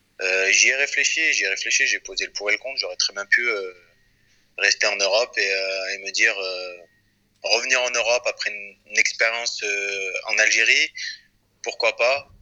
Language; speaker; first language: French; early bilingual, other home language; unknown